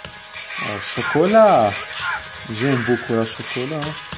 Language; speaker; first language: French; non-native, fluent; Arabic